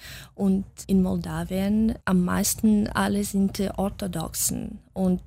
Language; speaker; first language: German; non-native, fluent; Russian